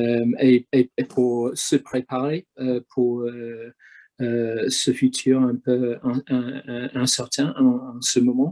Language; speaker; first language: French; non-native, fluent; English